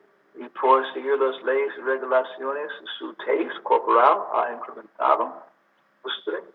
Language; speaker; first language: Spanish; non-native, learner; English